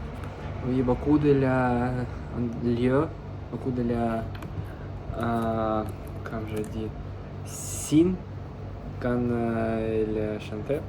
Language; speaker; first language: French; non-native, learner; Russian